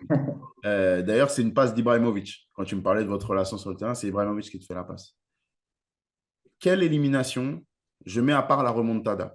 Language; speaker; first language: French; native; French